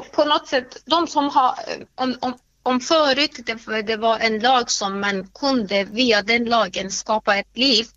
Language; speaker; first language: Swedish; non-native, fluent; Persian